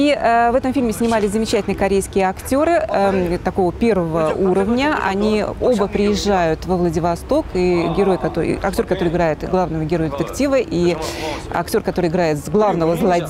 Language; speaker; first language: Russian; native; Russian